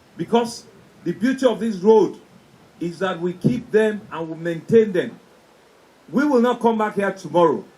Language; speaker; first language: English; non-native, local second language; Yoruba